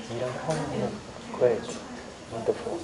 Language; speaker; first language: English; non-native, learner; Chinese